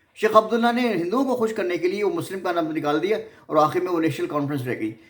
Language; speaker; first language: Urdu; native; Urdu